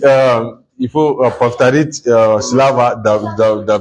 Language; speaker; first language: French; non-native, local second language; Bambara